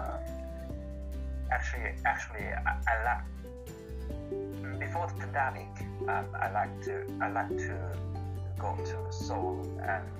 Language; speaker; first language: English; non-native, learner; Korean